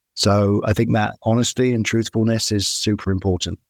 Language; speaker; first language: English; native; English